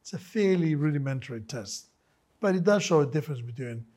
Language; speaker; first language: English; non-native, fluent; Greek